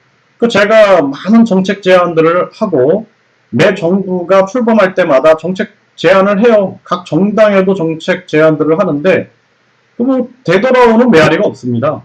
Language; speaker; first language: Korean; native; Korean